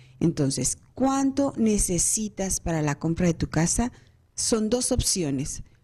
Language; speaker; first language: Spanish; native; Spanish